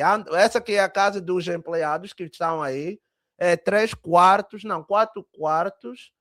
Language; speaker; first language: Portuguese; early bilingual, heritage; Portuguese